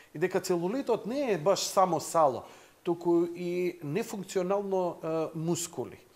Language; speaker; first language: Macedonian; native; Macedonian